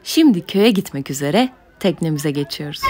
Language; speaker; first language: Turkish; native; Turkish